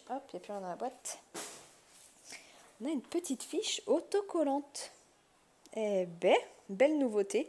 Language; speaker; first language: French; native; French